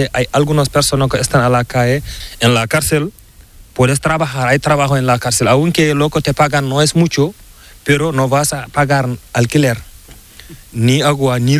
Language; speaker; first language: Spanish; non-native, learner; Fula